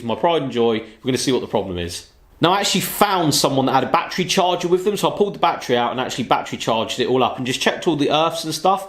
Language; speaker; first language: English; native; English